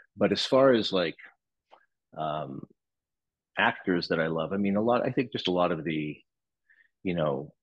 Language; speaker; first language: English; native; English